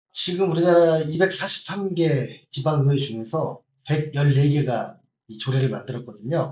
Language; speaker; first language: Korean; native; Korean